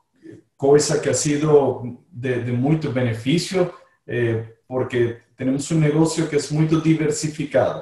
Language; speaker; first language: Portuguese; non-native, fluent; Spanish